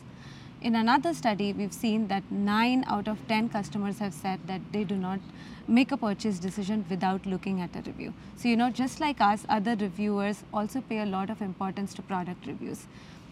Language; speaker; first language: English; non-native, local second language; Gujarati